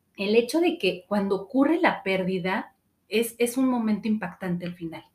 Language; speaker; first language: Spanish; native; Spanish